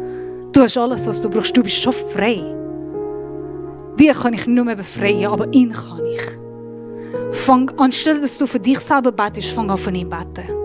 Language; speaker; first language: German; non-native, fluent; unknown